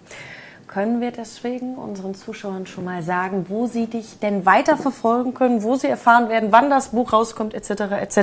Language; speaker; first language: German; native; German